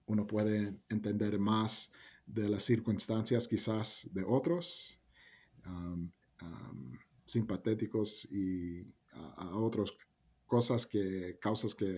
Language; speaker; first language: Spanish; early bilingual, heritage; Spanish